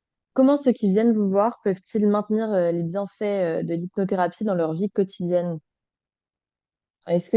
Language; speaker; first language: French; native; French